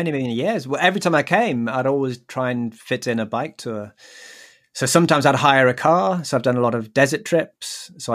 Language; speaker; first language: English; native; English